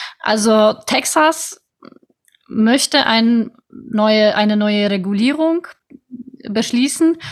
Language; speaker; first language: German; non-native, fluent; Polish